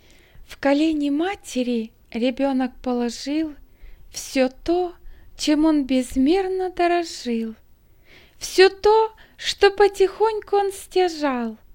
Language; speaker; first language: Russian; native; Russian